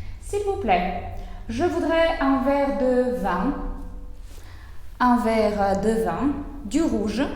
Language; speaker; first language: French; non-native, fluent; Ukrainian